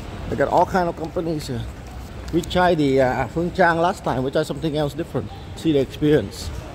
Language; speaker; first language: English; non-native, fluent; Vietnamese